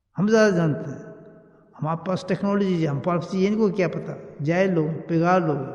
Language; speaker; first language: Urdu; early bilingual, heritage; Urdu